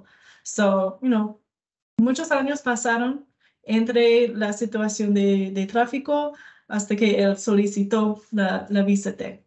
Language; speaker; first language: Spanish; non-native, learner; English